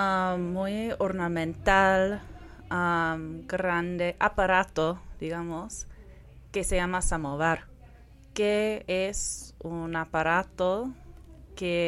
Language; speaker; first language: Spanish; non-native, fluent; English